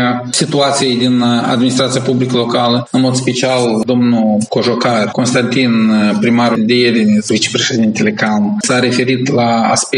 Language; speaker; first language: Romanian; native; Romanian